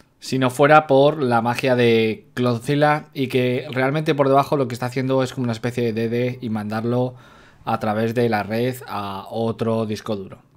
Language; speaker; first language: Spanish; native; Spanish